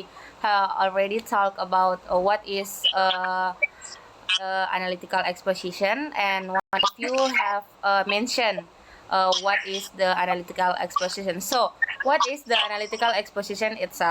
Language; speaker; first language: English; non-native, learner; Indonesian